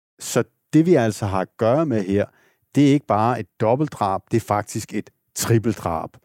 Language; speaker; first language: Danish; native; Danish